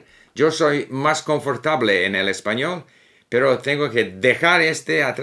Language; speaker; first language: Spanish; non-native, fluent; English